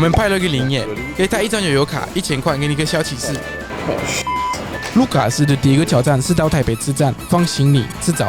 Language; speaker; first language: Chinese; native; Chinese